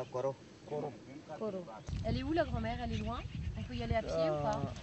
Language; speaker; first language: French; native; French